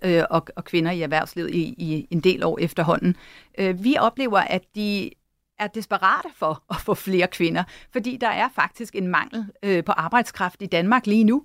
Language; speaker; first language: Danish; native; Danish